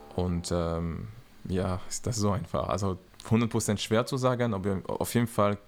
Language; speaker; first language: German; non-native, learner; French